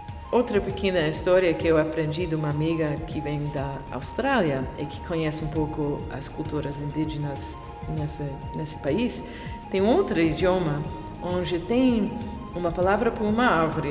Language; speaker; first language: Portuguese; non-native, fluent; English